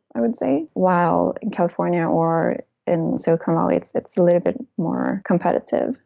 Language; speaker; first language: English; non-native, fluent; Swedish